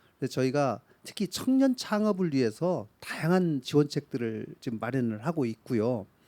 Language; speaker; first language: Korean; native; Korean